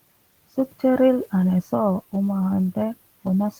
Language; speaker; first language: Korean; non-native, learner; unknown